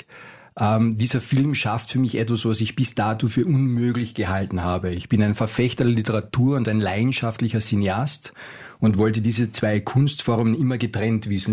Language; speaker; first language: German; native; German